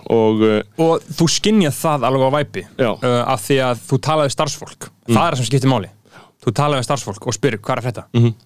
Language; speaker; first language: Icelandic; non-native, fluent; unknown